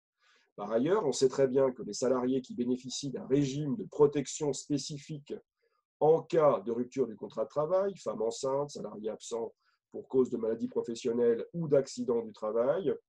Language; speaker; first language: French; native; French